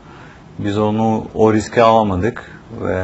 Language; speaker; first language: Turkish; non-native, fluent; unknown